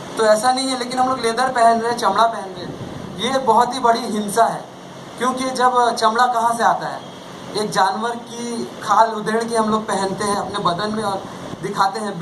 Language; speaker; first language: Hindi; non-native, local second language; Bangla